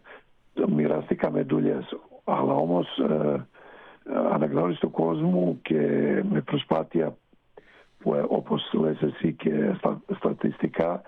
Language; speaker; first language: Greek; non-native, fluent; Serbian